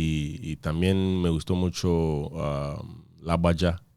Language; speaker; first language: Spanish; early bilingual, other home language; English